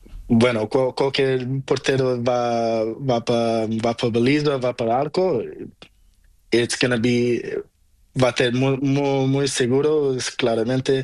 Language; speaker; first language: Spanish; non-native, learner; Portuguese